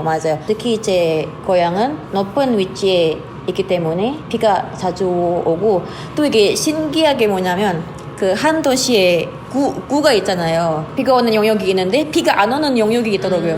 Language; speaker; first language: Korean; non-native, fluent; Indonesian